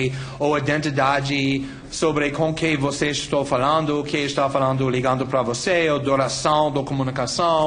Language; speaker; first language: Portuguese; non-native, fluent; English